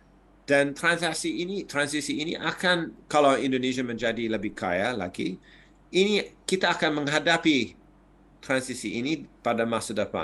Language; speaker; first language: Indonesian; non-native, fluent; English